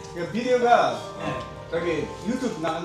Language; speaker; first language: Korean; non-native, learner; Nepali